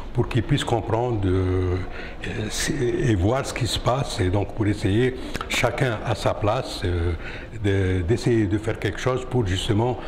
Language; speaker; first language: French; non-native, local second language; Arabic